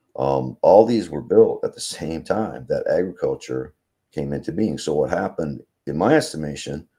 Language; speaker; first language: English; native; English